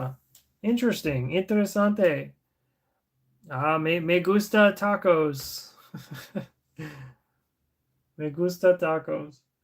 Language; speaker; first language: Spanish; non-native, learner; English